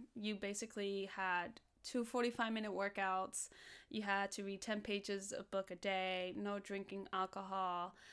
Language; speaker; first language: English; early bilingual, other home language; Spanish